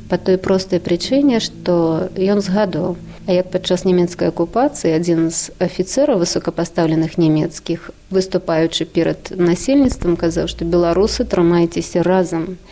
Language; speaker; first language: Belarusian; non-native, local second language; Russian